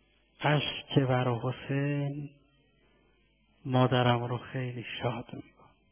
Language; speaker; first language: Persian; native; Persian